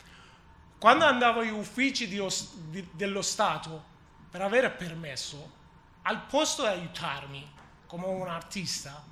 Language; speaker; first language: Italian; non-native, learner; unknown